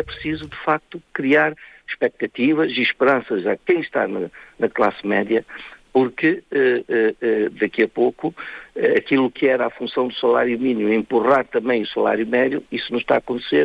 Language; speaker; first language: Portuguese; native; Portuguese